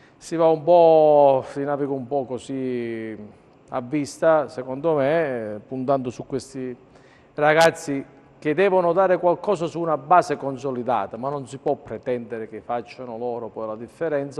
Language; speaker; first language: Italian; native; Italian